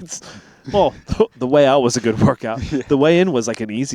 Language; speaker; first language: English; native; English